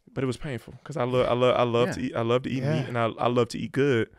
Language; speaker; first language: English; native; English